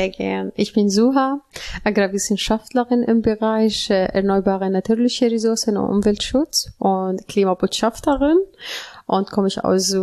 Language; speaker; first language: German; non-native, learner; Arabic